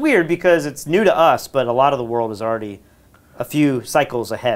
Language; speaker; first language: English; native; English